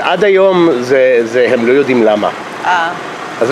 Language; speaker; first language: Hebrew; non-native, fluent; English